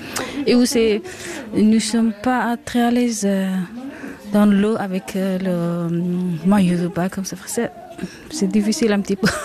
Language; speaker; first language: French; non-native, learner; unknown